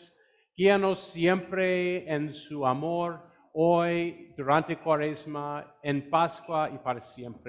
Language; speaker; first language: Spanish; non-native, fluent; English